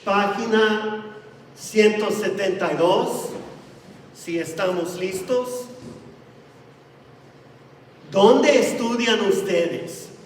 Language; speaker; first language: Spanish; non-native, fluent; English